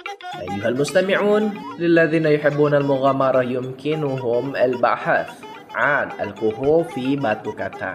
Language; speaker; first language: Arabic; non-native, fluent; Indonesian